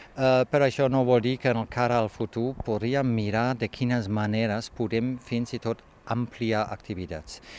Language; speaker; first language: Catalan; non-native, fluent; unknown